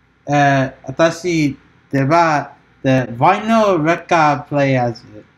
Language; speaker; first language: Japanese; non-native, learner; English